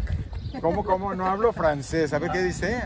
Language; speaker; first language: Spanish; native; Spanish